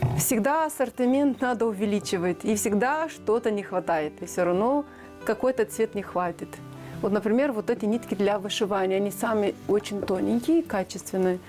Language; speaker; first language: Russian; non-native, local second language; Romanian